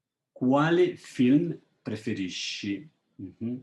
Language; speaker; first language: Italian; non-native, fluent; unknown